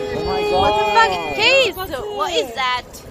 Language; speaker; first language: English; non-native, learner; Portuguese